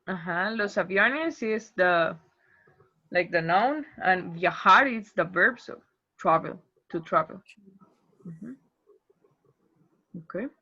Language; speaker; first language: English; non-native, fluent; Spanish